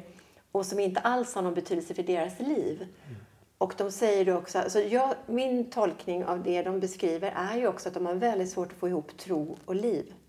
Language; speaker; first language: Swedish; native; Swedish